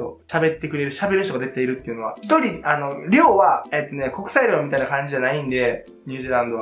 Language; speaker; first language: Japanese; native; Japanese